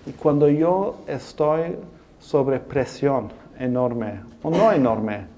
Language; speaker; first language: Spanish; non-native, fluent; English